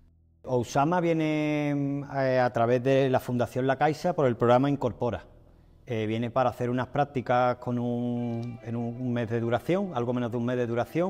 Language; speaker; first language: Spanish; native; Spanish